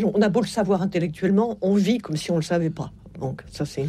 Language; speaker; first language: French; native; French